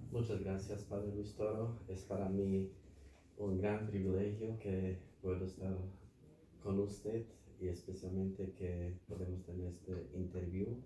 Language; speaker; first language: Spanish; non-native, fluent; Slovak